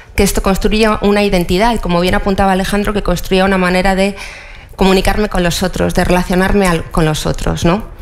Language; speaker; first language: Spanish; native; Spanish